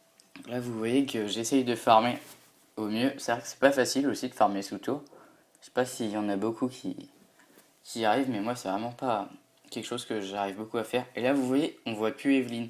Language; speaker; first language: French; native; French